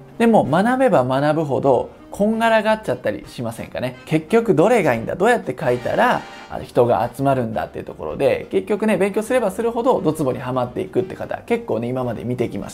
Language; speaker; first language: Japanese; native; Japanese